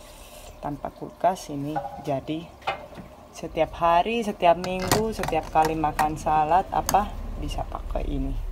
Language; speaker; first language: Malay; non-native, fluent; Spanish